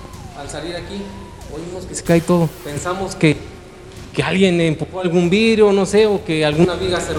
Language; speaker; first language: Spanish; native; Spanish